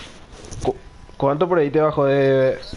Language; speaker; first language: Spanish; native; Spanish